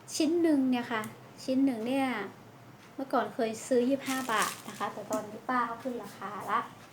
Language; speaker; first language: Thai; native; Thai